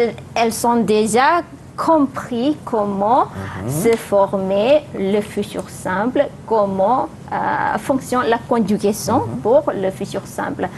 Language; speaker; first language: French; non-native, fluent; Malay